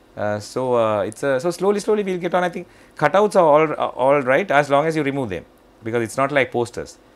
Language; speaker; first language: English; non-native, local second language; Sinhala